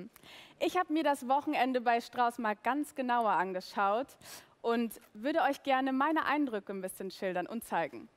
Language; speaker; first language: German; native; German